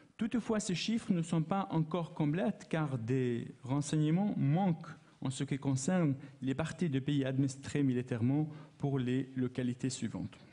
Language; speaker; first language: French; non-native, fluent; Arabic